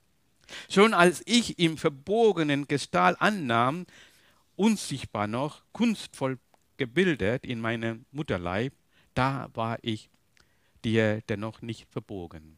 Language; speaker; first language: German; non-native, learner; Tamil